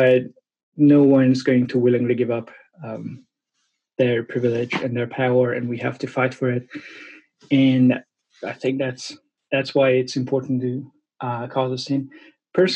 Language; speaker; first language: English; non-native, fluent; Hungarian